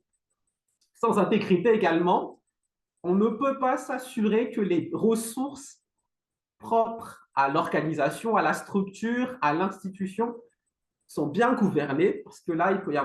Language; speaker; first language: French; non-native, local second language; Malagasy